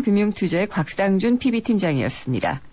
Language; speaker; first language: Korean; native; Korean